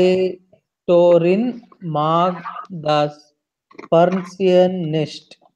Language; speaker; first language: German; non-native, learner; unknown